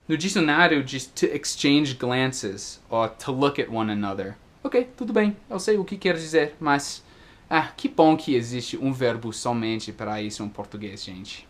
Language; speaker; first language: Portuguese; non-native, fluent; English